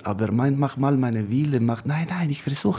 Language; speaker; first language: German; non-native, fluent; Spanish